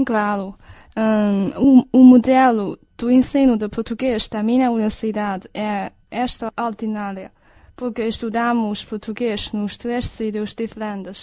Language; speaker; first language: Portuguese; non-native, learner; Chinese